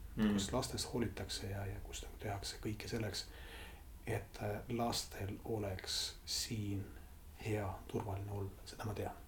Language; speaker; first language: Estonian; non-native, local second language; Russian